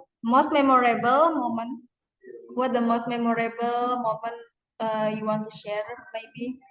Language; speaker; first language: English; non-native, learner; Indonesian